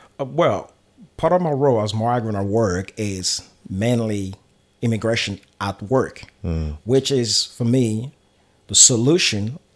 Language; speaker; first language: English; non-native, fluent; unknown